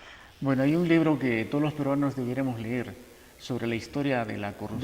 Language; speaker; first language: Spanish; native; Spanish